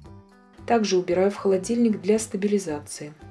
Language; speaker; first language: Russian; native; Russian